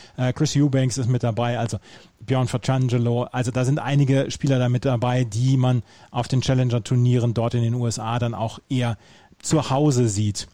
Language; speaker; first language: German; native; German